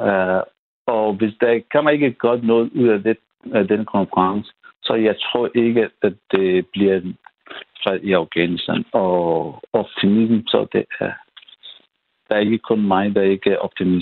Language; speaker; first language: Danish; non-native, fluent; Persian